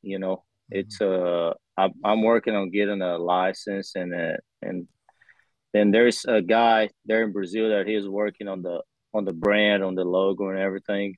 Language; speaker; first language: English; non-native, fluent; Portuguese